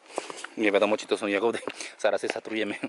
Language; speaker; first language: Polish; non-native, learner; Spanish